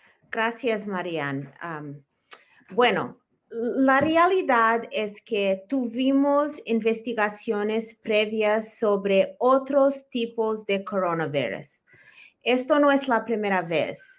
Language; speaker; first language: Spanish; early bilingual, heritage; Spanish